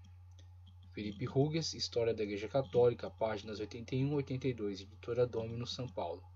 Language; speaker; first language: Portuguese; native; Portuguese